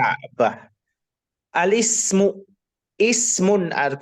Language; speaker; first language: Arabic; non-native, fluent; Indonesian